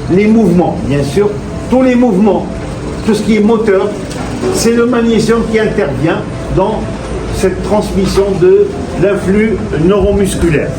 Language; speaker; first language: French; non-native, local second language; Arabic